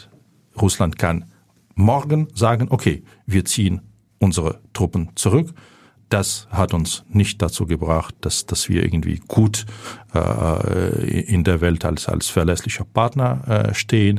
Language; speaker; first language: German; non-native, fluent; Ukrainian